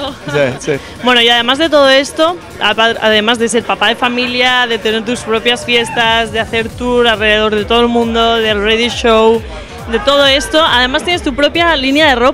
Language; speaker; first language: Spanish; native; Spanish